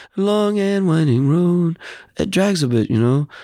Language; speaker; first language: English; native; English